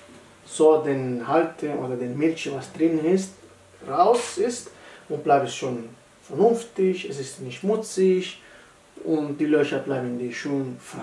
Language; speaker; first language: German; non-native, learner; Italian